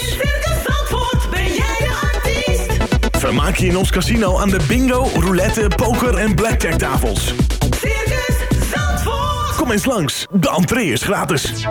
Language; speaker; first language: Dutch; native; Dutch